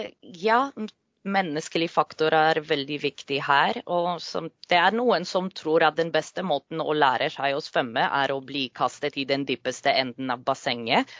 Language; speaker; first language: Norwegian; non-native, fluent; Polish